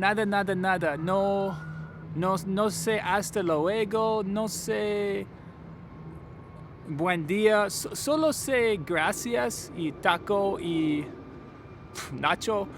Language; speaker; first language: Spanish; non-native, learner; English